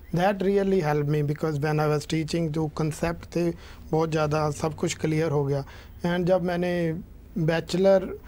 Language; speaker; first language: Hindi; non-native, local second language; Punjabi